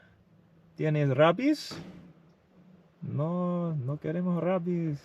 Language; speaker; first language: Spanish; non-native, fluent; English